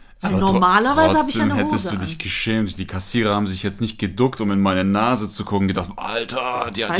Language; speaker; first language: German; native; German